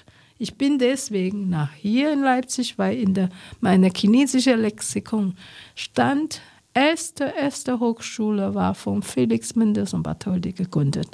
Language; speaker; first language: German; non-native, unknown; Chinese